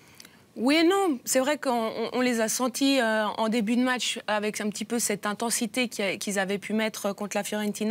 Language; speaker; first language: French; native; French